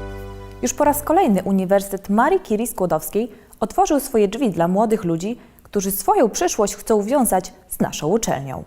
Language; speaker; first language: Polish; native; Polish